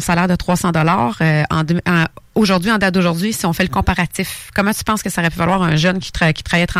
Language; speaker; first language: French; native; French